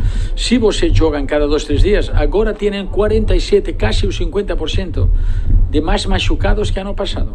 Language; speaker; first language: Portuguese; non-native, fluent; Spanish